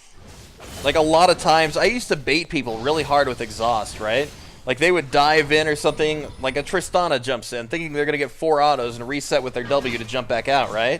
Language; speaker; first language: English; native; English